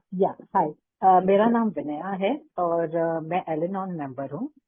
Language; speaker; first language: Hindi; non-native, local second language; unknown